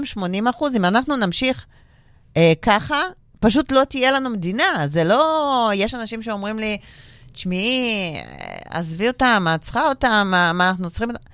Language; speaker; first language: Hebrew; non-native, fluent; Russian